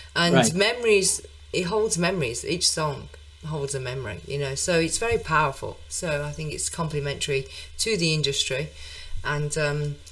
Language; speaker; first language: English; native; English